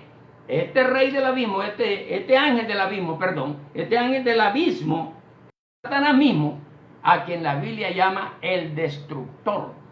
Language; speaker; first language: Spanish; native; Spanish